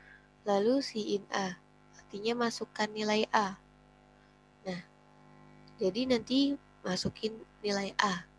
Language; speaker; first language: Indonesian; native; Indonesian